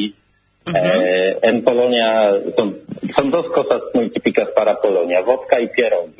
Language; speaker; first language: Spanish; non-native, learner; Polish